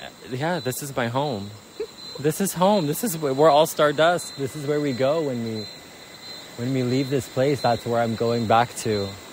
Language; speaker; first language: English; native; English